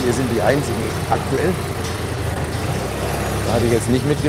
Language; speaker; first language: German; native; German